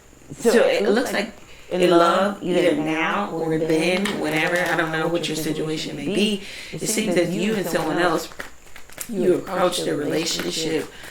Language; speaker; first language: English; native; English